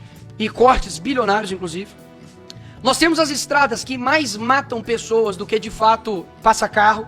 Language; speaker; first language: Portuguese; native; Portuguese